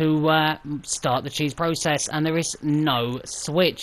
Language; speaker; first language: English; native; English